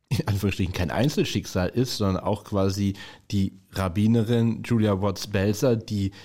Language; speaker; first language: German; native; German